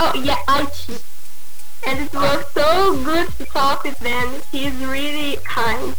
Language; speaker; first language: English; non-native, learner; Portuguese